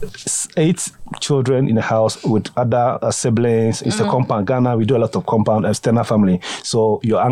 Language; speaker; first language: English; non-native, local second language; Akan